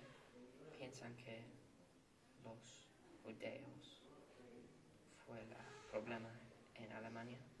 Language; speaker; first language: Spanish; non-native, learner; English